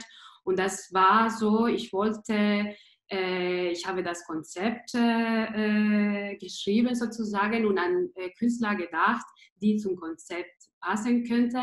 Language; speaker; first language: German; non-native, fluent; Spanish